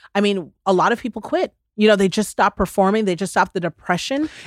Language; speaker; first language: English; early bilingual, other home language; Akan